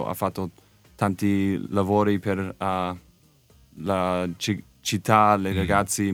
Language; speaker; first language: Italian; non-native, learner; English